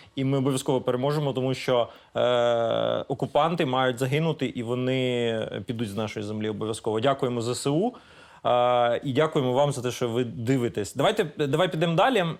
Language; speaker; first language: Ukrainian; non-native, local second language; Russian